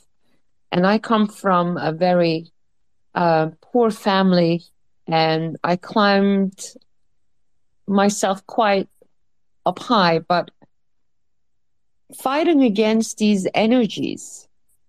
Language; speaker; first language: English; non-native, fluent; Dutch